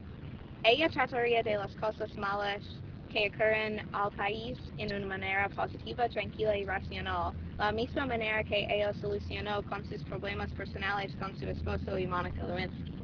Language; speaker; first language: Spanish; non-native, learner; English